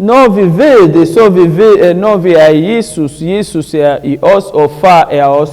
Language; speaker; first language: Danish; non-native, learner; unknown